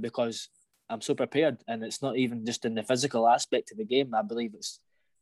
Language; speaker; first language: English; native; English